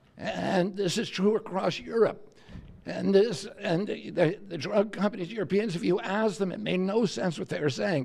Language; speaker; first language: English; native; English